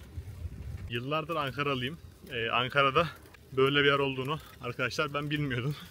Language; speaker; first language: Turkish; native; Turkish